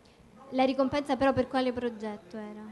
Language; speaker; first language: Italian; native; Italian